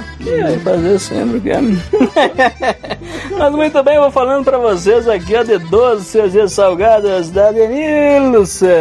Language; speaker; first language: Portuguese; native; Portuguese